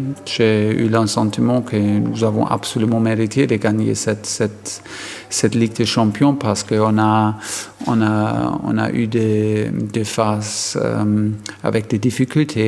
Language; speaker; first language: French; non-native, fluent; German